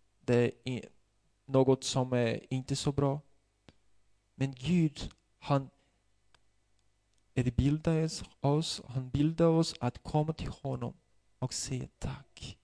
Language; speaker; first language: Swedish; non-native, fluent; Portuguese